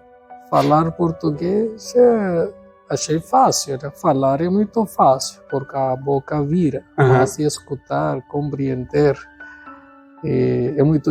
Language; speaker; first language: Portuguese; non-native, fluent; Tamil